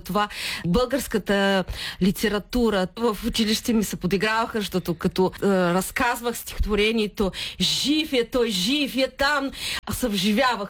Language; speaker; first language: Bulgarian; early bilingual, heritage; Bulgarian